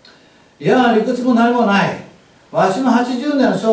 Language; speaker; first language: Japanese; native; Japanese